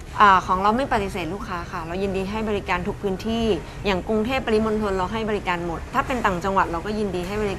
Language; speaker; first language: Thai; native; Thai